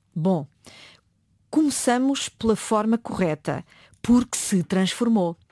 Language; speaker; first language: Portuguese; native; Portuguese